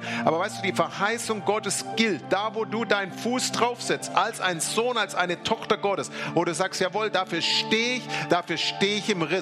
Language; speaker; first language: German; native; German